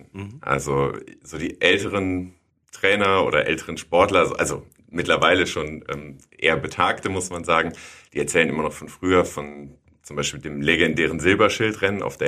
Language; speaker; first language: German; native; German